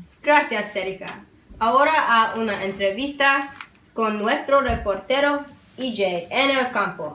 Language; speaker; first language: Spanish; non-native, learner; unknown